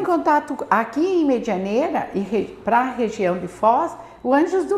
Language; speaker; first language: Portuguese; native; Portuguese